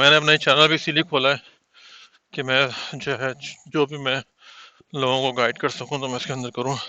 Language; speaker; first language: Urdu; native; Urdu